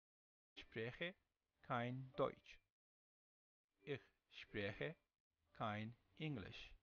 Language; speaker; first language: German; non-native, fluent; Uzbek